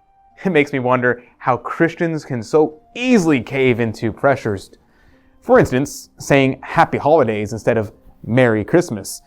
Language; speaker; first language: English; native; English